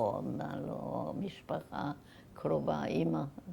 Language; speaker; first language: Hebrew; non-native, fluent; German